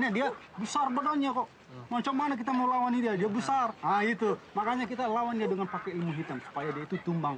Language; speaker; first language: Indonesian; native; Indonesian